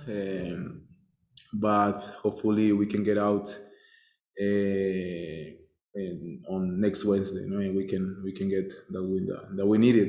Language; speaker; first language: English; non-native, fluent; Spanish